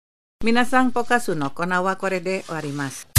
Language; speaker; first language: Japanese; non-native, fluent; Indonesian